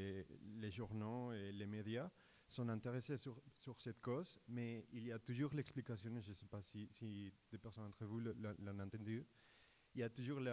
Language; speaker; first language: French; non-native, fluent; Spanish